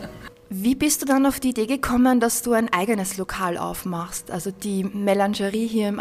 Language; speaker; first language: German; native; German